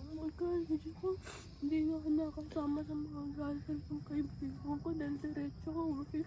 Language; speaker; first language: Filipino; native; Filipino